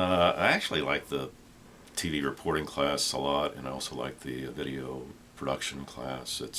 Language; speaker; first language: English; native; English